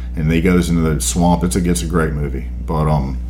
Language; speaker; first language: English; early bilingual, other home language; Spanish